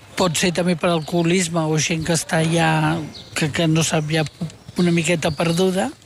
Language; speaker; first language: Catalan; native; Catalan